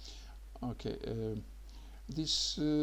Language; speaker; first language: English; non-native, learner; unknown